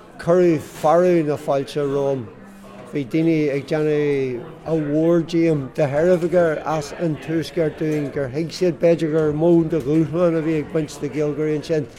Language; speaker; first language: Irish; non-native, local second language; English